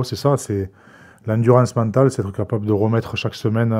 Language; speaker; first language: French; native; French